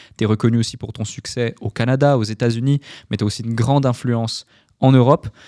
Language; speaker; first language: French; native; French